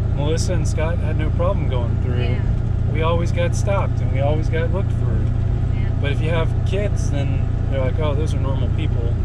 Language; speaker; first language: English; native; English